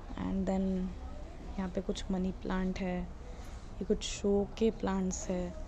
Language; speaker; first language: Hindi; non-native, local second language; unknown